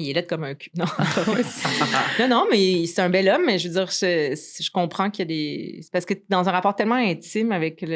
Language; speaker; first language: French; native; French